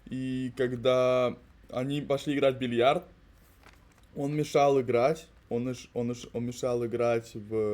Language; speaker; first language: Russian; native; Russian